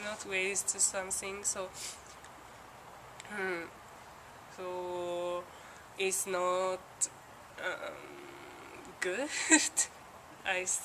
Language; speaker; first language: English; non-native, learner; Japanese